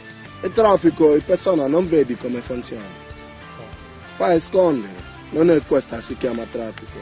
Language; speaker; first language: Italian; non-native, learner; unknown